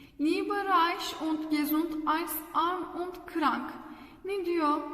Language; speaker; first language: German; non-native, fluent; Turkish